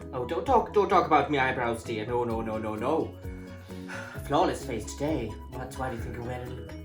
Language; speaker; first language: English; native; English